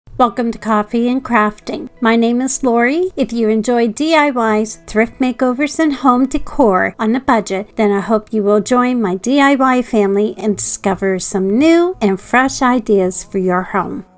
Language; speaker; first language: English; native; English